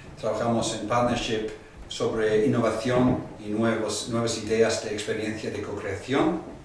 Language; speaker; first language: Spanish; non-native, fluent; English